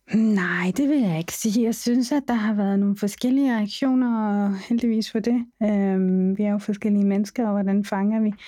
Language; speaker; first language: Danish; early bilingual, other home language; Arabic